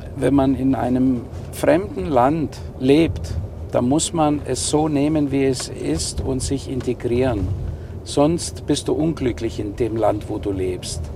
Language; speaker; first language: German; non-native, fluent; Greek